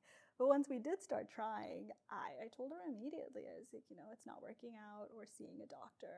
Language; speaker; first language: English; non-native, local second language; Urdu